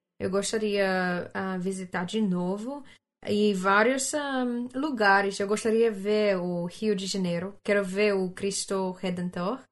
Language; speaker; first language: Portuguese; non-native, learner; English